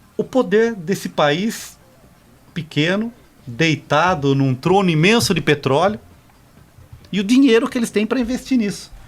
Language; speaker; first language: Portuguese; native; Portuguese